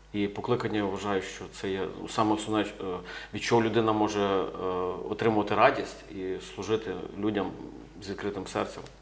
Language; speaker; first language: Ukrainian; native; Ukrainian